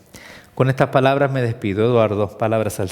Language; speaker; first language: Spanish; native; Spanish